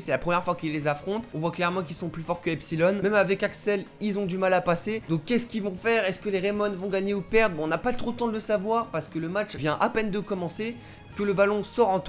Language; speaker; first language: French; native; French